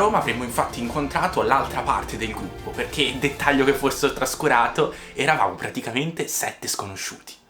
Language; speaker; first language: Italian; native; Italian